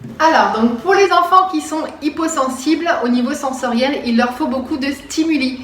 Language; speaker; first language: French; native; French